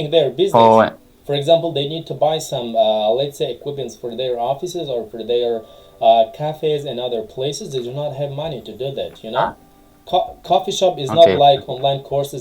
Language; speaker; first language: English; non-native, fluent; Tajik